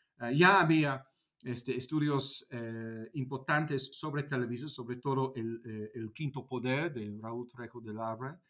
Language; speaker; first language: Spanish; non-native, fluent; English